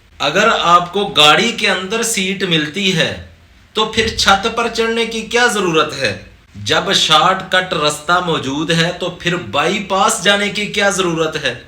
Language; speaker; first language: Urdu; non-native, local second language; Saraiki